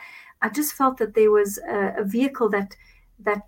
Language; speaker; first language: English; non-native, local second language; Afrikaans